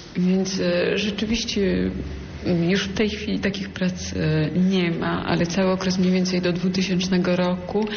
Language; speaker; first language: Polish; early bilingual, heritage; Polish